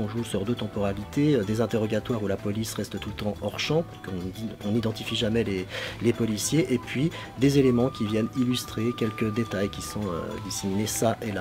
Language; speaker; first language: French; native; French